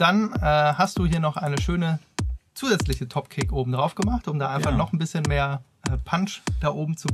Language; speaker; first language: German; native; German